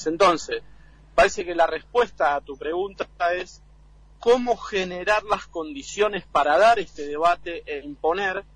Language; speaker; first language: Spanish; native; Spanish